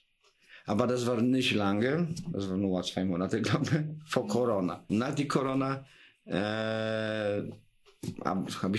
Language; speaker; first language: German; non-native, learner; Polish